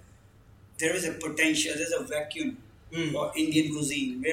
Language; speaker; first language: English; non-native, local second language; Punjabi